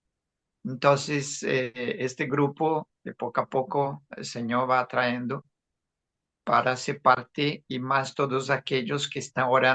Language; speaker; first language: Spanish; non-native, fluent; Portuguese